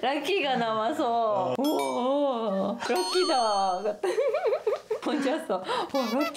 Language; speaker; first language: Korean; non-native, learner; Japanese